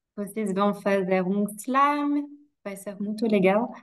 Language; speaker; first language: Portuguese; non-native, fluent; French